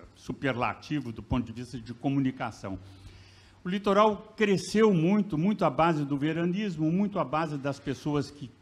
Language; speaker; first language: Portuguese; native; Portuguese